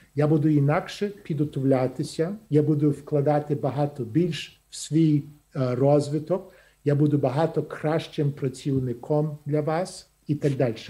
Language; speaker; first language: Ukrainian; early bilingual, heritage; Ukrainian